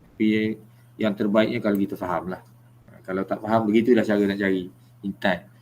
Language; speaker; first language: Malay; native; Malay